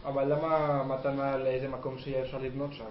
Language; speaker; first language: Hebrew; non-native, learner; Spanish